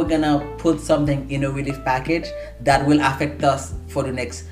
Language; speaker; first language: English; non-native, fluent; Haitian Creole